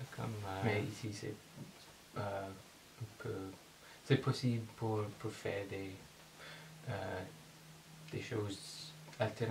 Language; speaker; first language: French; non-native, learner; English